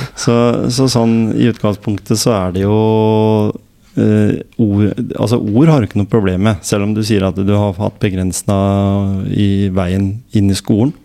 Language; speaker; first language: Norwegian; native; Norwegian